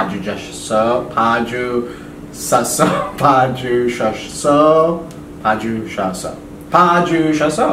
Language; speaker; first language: Korean; non-native, learner; English